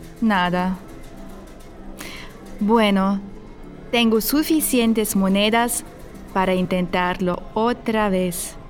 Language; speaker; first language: Spanish; non-native, fluent; German